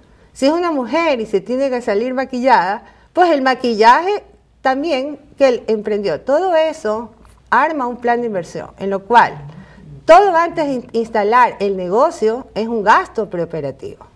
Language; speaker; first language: Spanish; native; Spanish